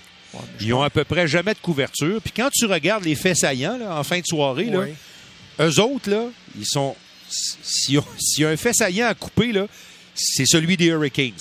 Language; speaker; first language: French; native; French